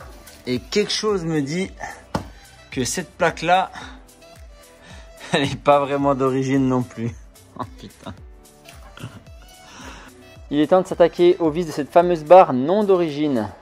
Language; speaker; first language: French; native; French